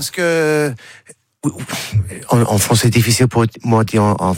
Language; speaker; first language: French; non-native, learner; English